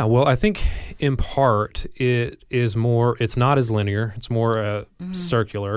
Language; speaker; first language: English; native; English